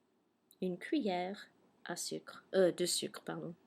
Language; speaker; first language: French; non-native, fluent; English